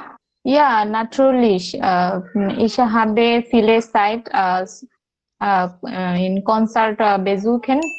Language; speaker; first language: German; non-native, learner; Bangla